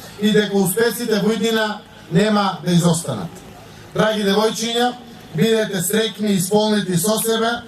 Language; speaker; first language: Macedonian; native; Macedonian